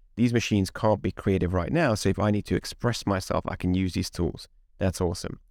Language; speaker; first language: English; non-native, fluent; Hungarian